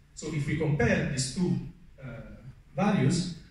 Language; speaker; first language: English; non-native, fluent; Italian